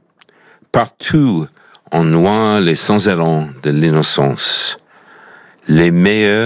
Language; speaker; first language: French; non-native, fluent; English